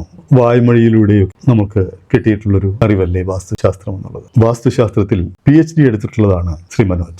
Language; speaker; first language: Malayalam; native; Malayalam